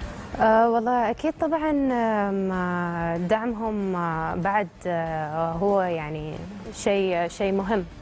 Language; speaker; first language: Arabic; native; Arabic